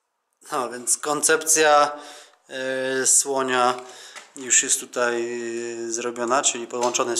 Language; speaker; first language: Polish; native; Polish